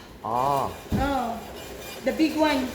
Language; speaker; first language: English; non-native, local second language; Cebuano